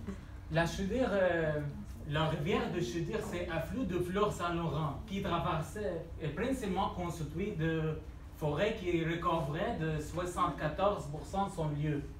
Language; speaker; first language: French; non-native, learner; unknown